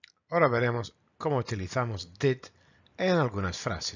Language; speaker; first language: Spanish; native; Spanish